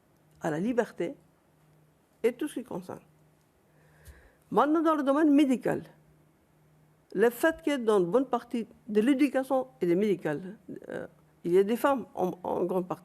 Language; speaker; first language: French; non-native, fluent; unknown